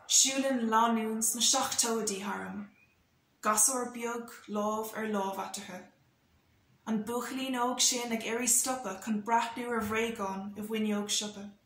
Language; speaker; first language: Irish; non-native, local second language; English